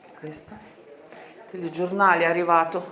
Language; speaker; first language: Italian; non-native, learner; Ukrainian